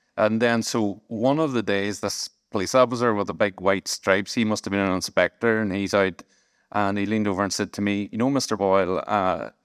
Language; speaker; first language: English; native; English